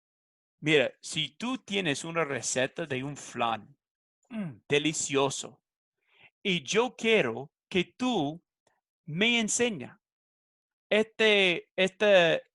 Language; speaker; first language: Spanish; non-native, fluent; English